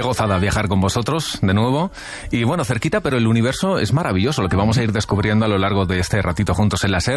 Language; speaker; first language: Spanish; native; Spanish